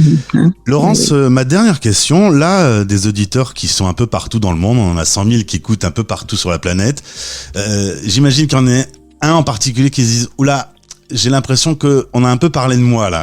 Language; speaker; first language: French; native; French